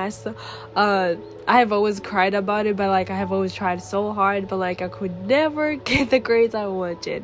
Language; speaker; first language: English; early bilingual, other home language; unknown